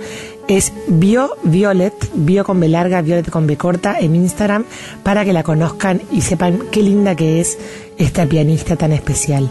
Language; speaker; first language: Spanish; native; Spanish